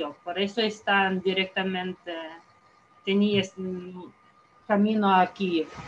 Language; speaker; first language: Spanish; non-native, fluent; Ukrainian